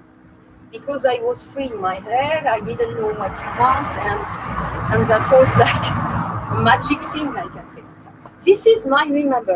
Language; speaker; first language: English; non-native, learner; French